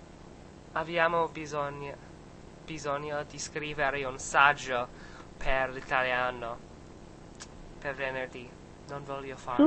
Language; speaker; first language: Italian; non-native, learner; English